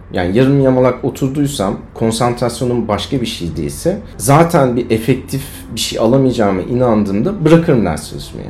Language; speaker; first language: Turkish; early bilingual, other home language; German